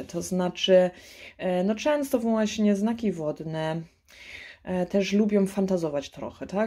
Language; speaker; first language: Polish; early bilingual, heritage; Polish